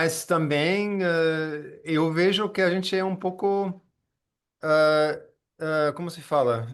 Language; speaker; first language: Portuguese; non-native, fluent; English